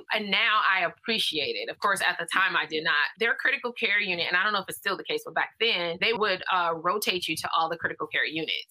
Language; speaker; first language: English; native; English